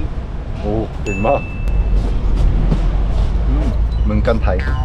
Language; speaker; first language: Thai; non-native, learner; Korean